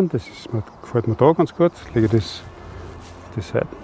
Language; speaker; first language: German; native; German